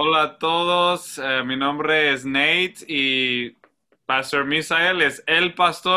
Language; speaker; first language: Spanish; non-native, fluent; English